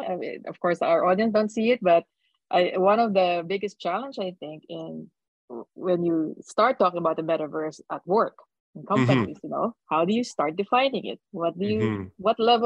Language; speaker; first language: English; non-native, local second language; Filipino